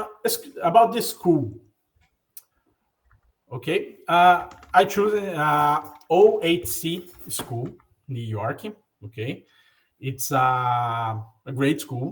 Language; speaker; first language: English; non-native, learner; Portuguese